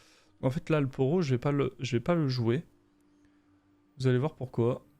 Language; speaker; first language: French; native; French